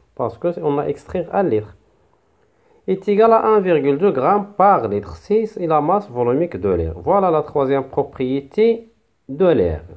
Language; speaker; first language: French; non-native, local second language; Arabic